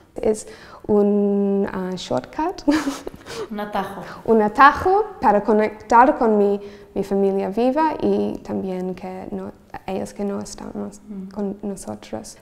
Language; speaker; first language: Spanish; non-native, learner; English